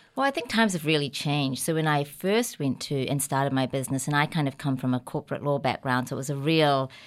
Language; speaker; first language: English; native; English